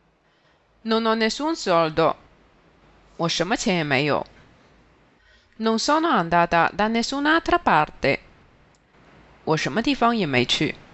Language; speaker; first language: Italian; non-native, fluent; Chinese